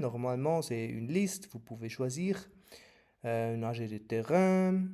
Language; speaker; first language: French; non-native, learner; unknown